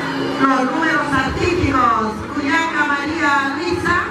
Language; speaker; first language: Spanish; native; Spanish